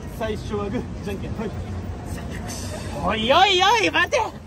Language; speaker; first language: Japanese; native; Japanese